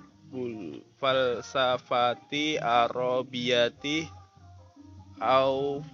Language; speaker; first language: Arabic; non-native, learner; Indonesian